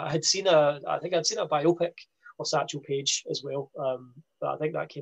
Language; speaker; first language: English; native; English